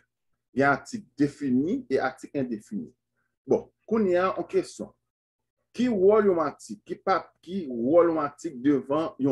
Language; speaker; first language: French; non-native, local second language; Haitian Creole